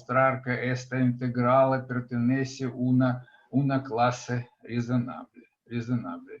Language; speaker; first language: Spanish; non-native, fluent; Russian